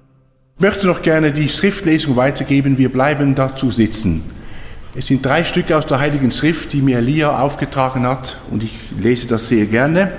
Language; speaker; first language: German; native; German